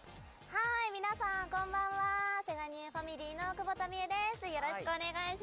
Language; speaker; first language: Japanese; native; Japanese